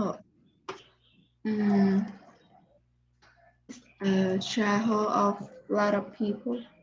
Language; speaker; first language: English; non-native, learner; Vietnamese